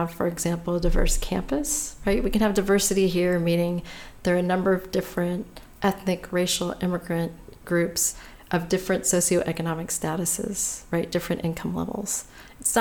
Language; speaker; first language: English; native; English